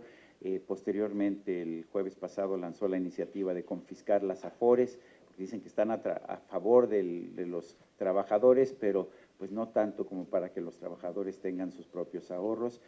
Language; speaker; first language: Spanish; native; Spanish